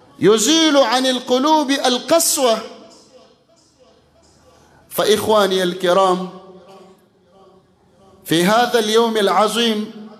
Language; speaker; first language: Arabic; non-native, fluent; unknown